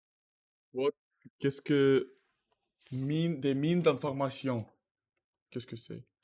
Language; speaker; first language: French; non-native, learner; Russian